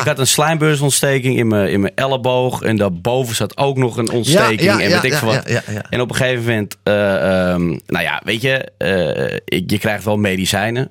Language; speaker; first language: Dutch; native; Dutch